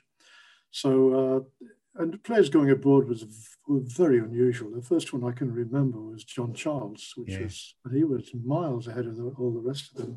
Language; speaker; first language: English; native; English